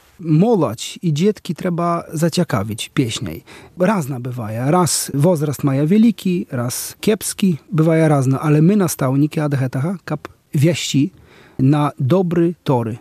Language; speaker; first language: Belarusian; non-native, local second language; Polish